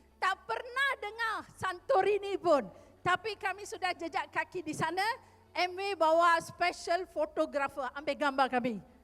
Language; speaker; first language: Malay; non-native, local second language; Tamil